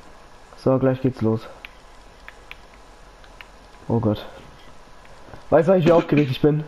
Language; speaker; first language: German; native; German